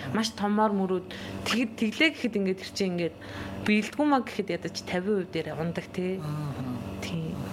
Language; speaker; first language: Mongolian; native; Mongolian